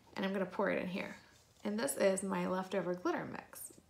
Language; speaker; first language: English; native; English